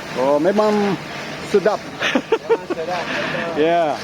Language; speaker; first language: Indonesian; non-native, learner; Japanese